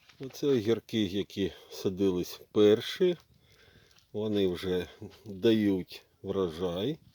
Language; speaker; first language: Ukrainian; native; Ukrainian